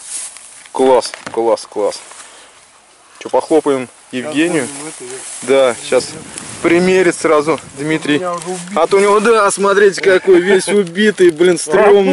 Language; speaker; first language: Russian; native; Russian